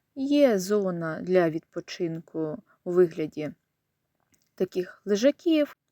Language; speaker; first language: Ukrainian; native; Ukrainian